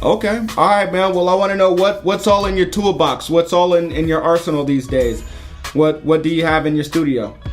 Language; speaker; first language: English; native; English